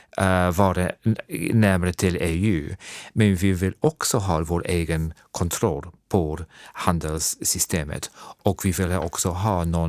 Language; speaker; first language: Swedish; non-native, fluent; English